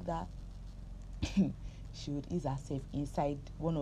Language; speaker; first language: English; non-native, local second language; Yoruba